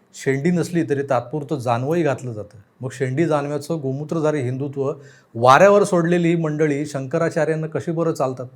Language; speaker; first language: Marathi; native; Marathi